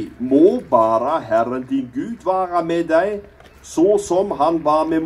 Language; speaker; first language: Swedish; non-native, learner; German